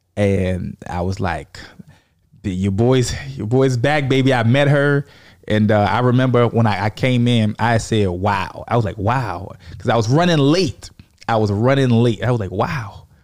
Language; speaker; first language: English; native; English